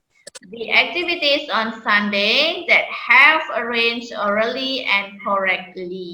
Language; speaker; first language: English; non-native, fluent; Indonesian